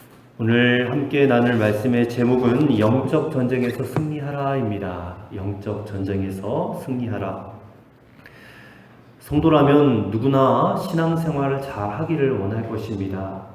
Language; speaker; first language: Korean; native; Korean